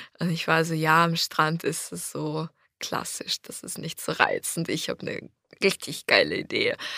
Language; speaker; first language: German; non-native, fluent; Ukrainian